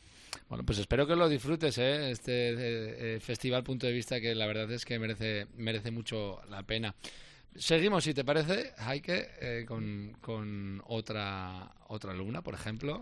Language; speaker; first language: Spanish; native; Spanish